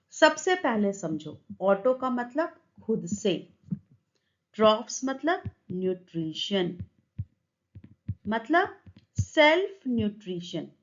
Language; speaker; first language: Hindi; native; Hindi